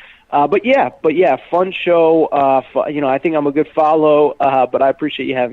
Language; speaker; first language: English; native; English